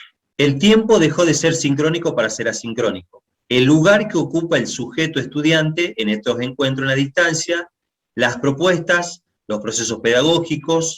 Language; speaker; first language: Spanish; native; Spanish